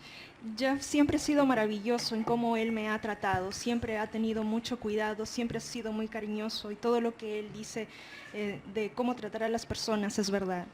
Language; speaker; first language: Spanish; native; Spanish